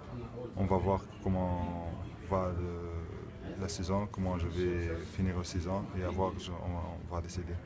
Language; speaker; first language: French; non-native, local second language; Arabic